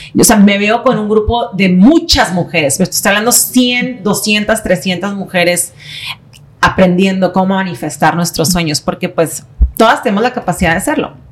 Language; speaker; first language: Spanish; native; Spanish